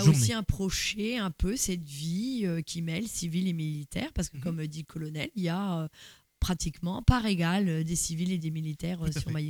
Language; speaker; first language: French; native; French